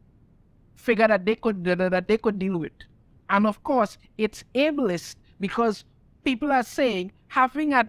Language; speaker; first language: English; native; English